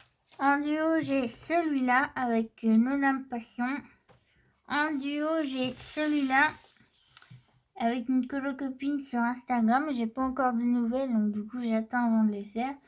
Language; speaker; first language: French; native; French